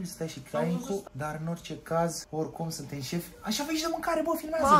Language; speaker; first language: Romanian; native; Romanian